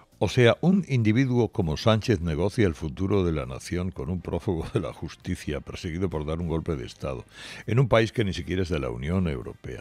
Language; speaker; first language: Spanish; native; Spanish